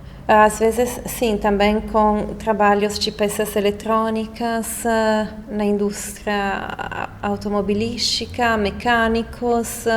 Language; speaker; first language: Portuguese; non-native, fluent; Italian